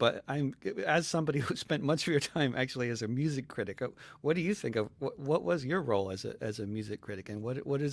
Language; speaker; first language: English; native; English